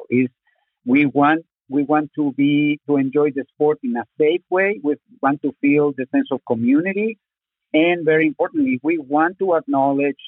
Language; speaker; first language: English; non-native, fluent; Spanish